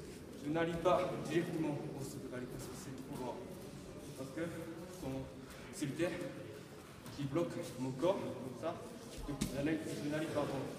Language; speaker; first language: French; non-native, learner; Japanese